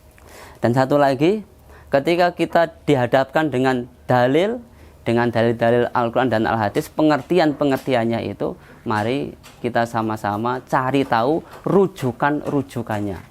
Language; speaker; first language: Indonesian; non-native, local second language; Javanese